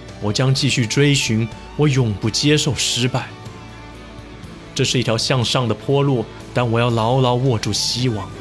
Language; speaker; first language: Chinese; native; Chinese